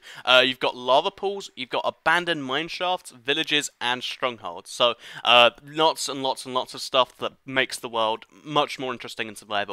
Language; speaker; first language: English; native; English